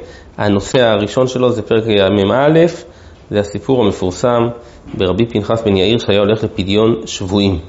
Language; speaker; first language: Hebrew; native; Hebrew